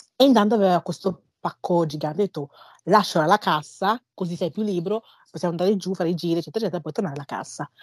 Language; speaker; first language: Italian; early bilingual, other home language; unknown